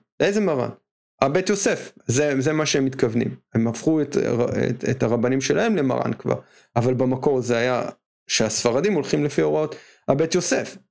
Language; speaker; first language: Hebrew; native; Hebrew